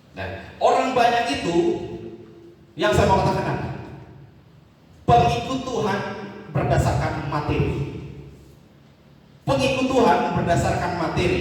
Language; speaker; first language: Indonesian; native; Indonesian